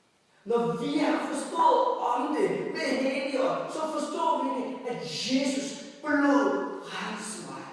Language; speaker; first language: Danish; non-native, fluent; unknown